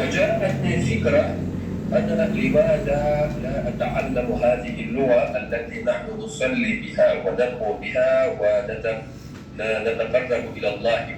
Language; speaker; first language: Arabic; non-native, fluent; Chechen